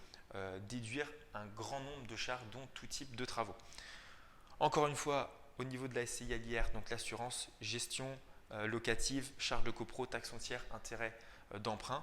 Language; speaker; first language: French; native; French